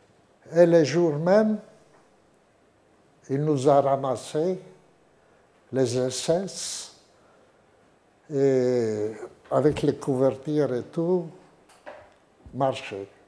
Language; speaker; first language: French; non-native, fluent; Yiddish